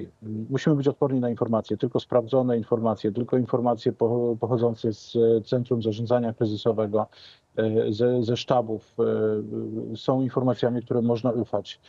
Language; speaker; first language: Polish; native; Polish